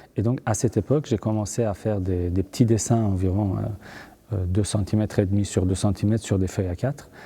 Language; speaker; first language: French; early bilingual, other home language; Persian